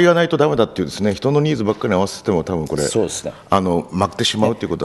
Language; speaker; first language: Japanese; native; Japanese